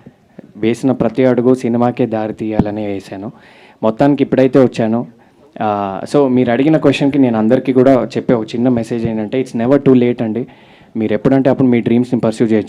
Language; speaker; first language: Telugu; native; Telugu